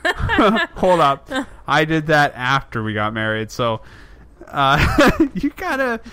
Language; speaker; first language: English; native; English